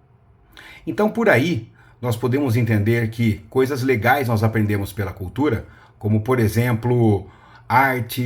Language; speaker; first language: Portuguese; native; Portuguese